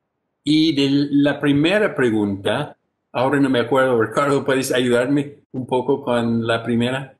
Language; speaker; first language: Spanish; non-native, fluent; English